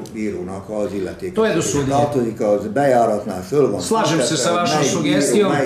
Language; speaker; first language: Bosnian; non-native, local second language; Hungarian